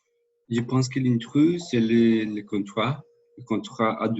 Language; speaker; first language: French; non-native, learner; Spanish